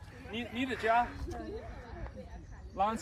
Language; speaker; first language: Chinese; non-native, learner; English